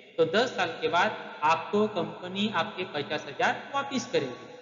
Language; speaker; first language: Hindi; non-native, local second language; Marathi